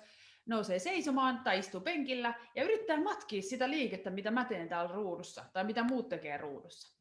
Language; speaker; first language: Finnish; native; Finnish